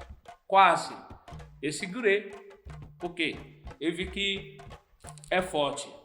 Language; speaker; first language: Portuguese; non-native, fluent; Yoruba